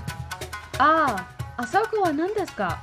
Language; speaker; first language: Japanese; non-native, learner; English